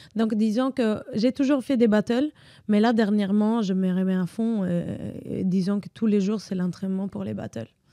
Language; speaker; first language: French; non-native, fluent; Italian